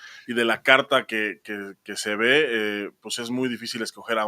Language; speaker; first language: Spanish; native; Spanish